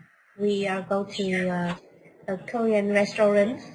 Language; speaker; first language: English; non-native, learner; Vietnamese